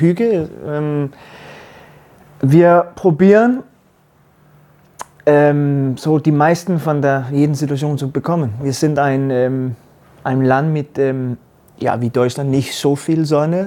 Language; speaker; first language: German; non-native, learner; Danish